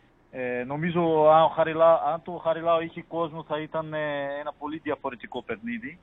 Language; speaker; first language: Greek; non-native, fluent; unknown